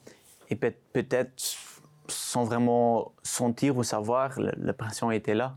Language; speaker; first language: French; non-native, local second language; Dutch